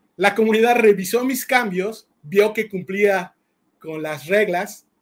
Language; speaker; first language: Spanish; native; Spanish